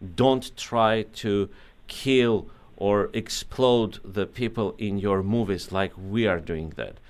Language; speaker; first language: English; non-native, fluent; Armenian